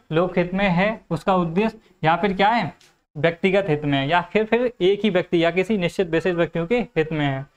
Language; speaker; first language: Hindi; native; Hindi